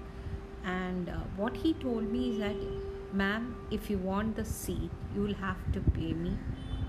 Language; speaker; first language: English; non-native, local second language; Malayalam